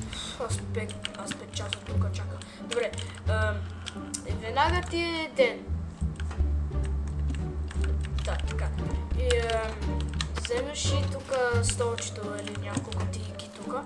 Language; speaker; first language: Bulgarian; early bilingual, heritage; Bulgarian